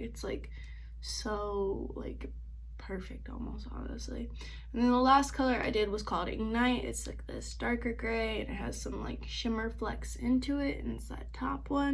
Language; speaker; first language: English; native; English